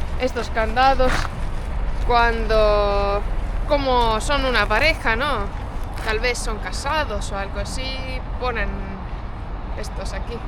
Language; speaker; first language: Spanish; non-native, fluent; Estonian